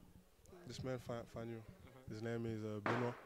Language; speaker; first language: English; non-native, learner; French